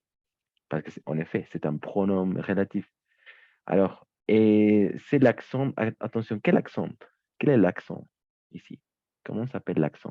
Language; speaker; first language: French; native; French